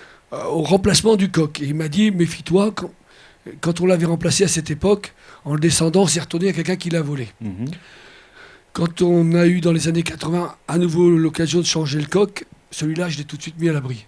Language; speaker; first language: French; native; French